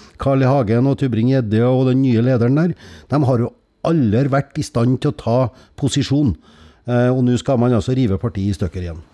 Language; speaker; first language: Norwegian; native; Norwegian